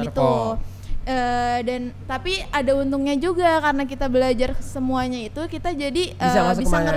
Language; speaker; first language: Indonesian; native; Indonesian